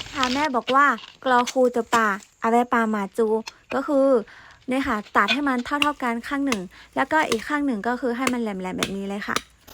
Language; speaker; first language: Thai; non-native, local second language; Karen languages